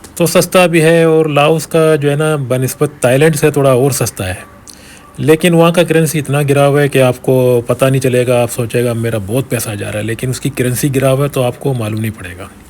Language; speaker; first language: Urdu; non-native, local second language; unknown